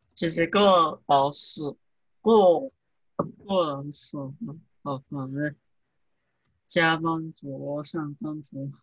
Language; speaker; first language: Chinese; early bilingual, heritage; English